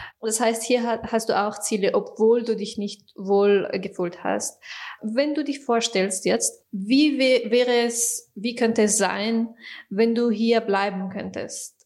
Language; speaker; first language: German; non-native, fluent; Persian